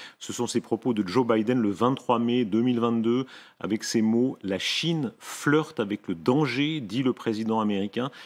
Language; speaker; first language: French; native; French